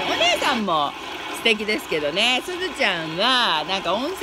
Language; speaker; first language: Japanese; native; Japanese